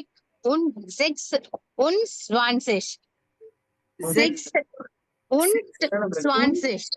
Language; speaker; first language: German; non-native, fluent; Tamil